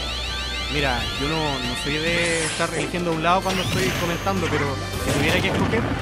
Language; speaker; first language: Spanish; native; Spanish